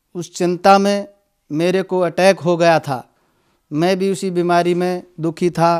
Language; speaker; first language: Hindi; native; Hindi